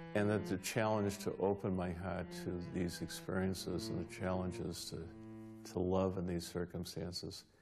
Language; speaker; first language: English; native; English